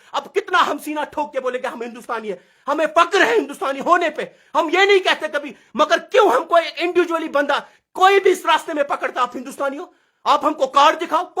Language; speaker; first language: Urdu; non-native, local second language; Kashmiri